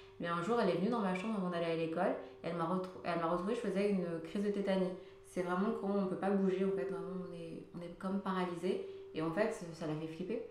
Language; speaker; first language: French; early bilingual, other home language; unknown